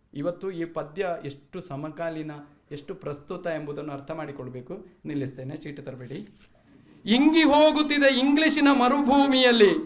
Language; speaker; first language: Kannada; non-native, local second language; Malayalam